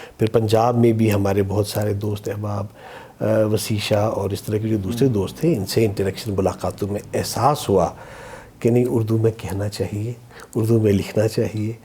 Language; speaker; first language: Urdu; non-native, local second language; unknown